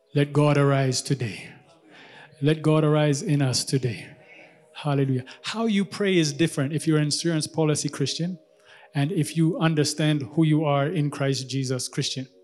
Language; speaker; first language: English; non-native, local second language; Amharic